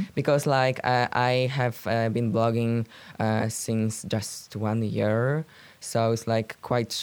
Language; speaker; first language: English; non-native, learner; Polish